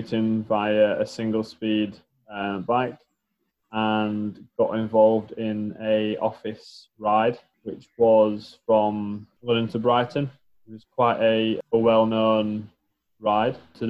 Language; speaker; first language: English; native; English